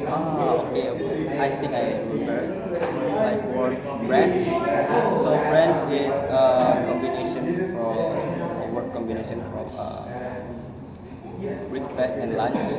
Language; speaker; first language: English; non-native, learner; Indonesian